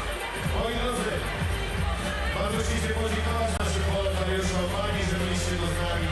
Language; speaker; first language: Polish; native; Polish